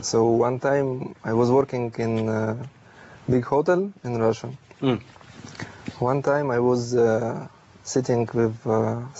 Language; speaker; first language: English; non-native, learner; Russian